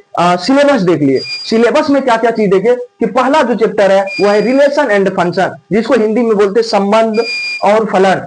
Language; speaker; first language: Hindi; native; Hindi